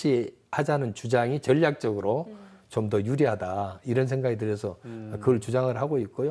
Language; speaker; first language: Korean; native; Korean